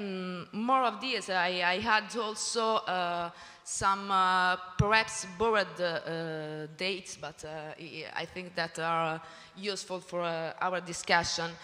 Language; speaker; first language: English; non-native, learner; Italian